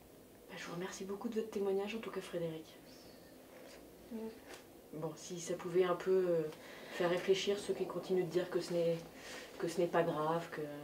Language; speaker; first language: French; native; French